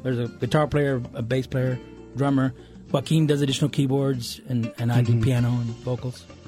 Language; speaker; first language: English; early bilingual, other home language; Spanish